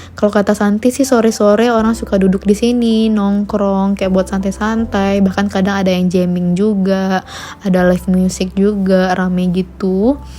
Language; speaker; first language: Indonesian; native; Indonesian